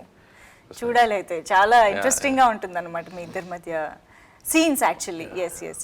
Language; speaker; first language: Telugu; native; Telugu